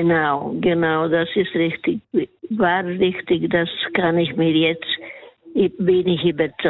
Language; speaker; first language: German; non-native, learner; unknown